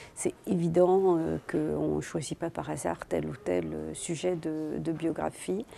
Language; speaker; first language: French; native; French